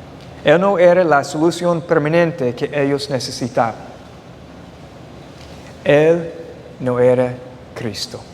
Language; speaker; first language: Spanish; non-native, fluent; English